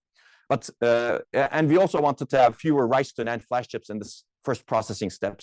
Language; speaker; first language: English; non-native, fluent; Turkish